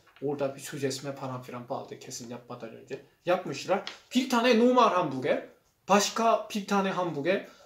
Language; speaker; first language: Turkish; non-native, learner; Korean